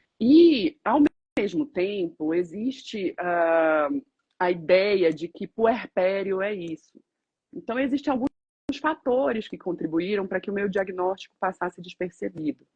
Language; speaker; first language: Portuguese; native; Portuguese